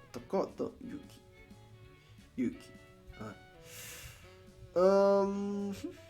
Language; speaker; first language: Japanese; non-native, learner; Spanish